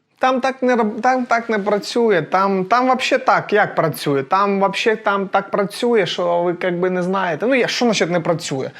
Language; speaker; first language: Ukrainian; non-native, local second language; Russian